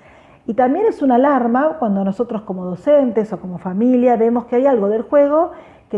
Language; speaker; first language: Spanish; native; Spanish